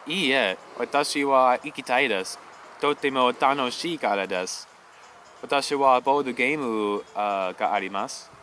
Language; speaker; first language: Japanese; non-native, learner; English